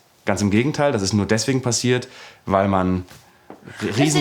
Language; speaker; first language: German; native; German